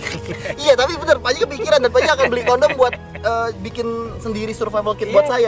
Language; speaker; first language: Indonesian; native; Indonesian